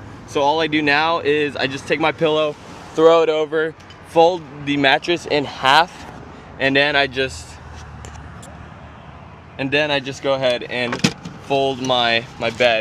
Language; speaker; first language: English; native; English